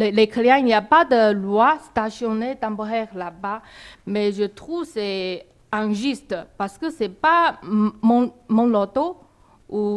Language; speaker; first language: French; non-native, learner; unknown